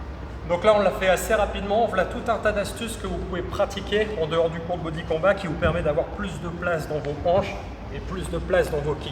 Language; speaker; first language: French; native; French